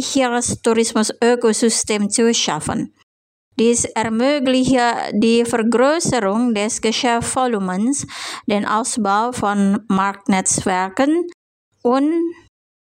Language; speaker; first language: German; non-native, fluent; Indonesian